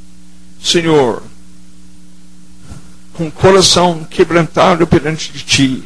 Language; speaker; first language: Portuguese; non-native, fluent; English